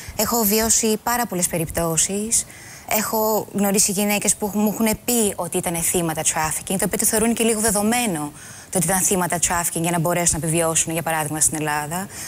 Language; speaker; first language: Greek; early bilingual, heritage; Greek